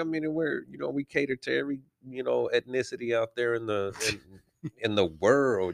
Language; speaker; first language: English; early bilingual, other home language; Spanish